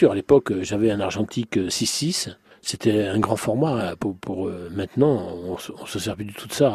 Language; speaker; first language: French; native; French